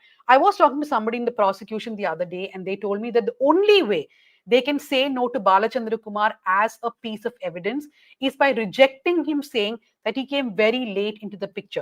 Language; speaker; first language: English; non-native, local second language; Malayalam